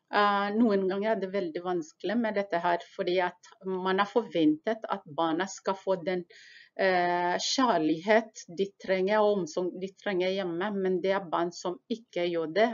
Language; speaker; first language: Norwegian; non-native, fluent; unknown